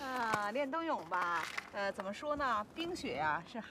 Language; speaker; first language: Chinese; native; Chinese